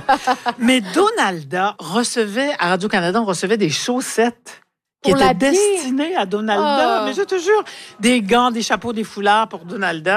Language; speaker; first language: French; native; French